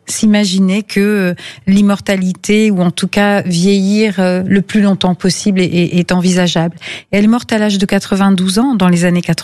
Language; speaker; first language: French; native; French